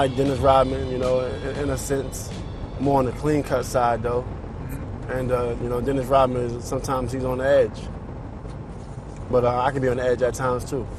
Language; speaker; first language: English; native; English